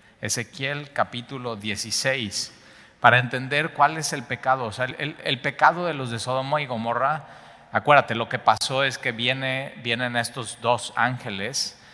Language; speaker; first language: Spanish; native; Spanish